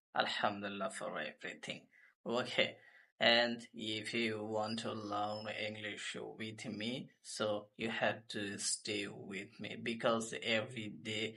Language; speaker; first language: English; non-native, learner; Bangla